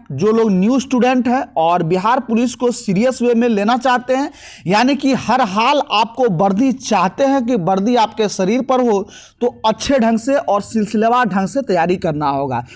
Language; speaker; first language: Hindi; native; Hindi